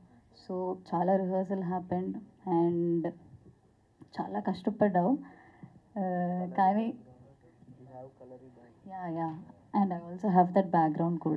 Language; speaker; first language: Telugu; non-native, local second language; Malayalam